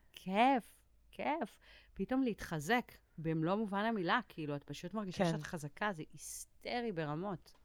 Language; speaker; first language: Hebrew; native; Hebrew